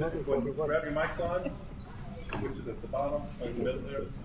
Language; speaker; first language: English; native; English